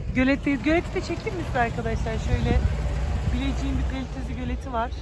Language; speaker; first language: Turkish; native; Turkish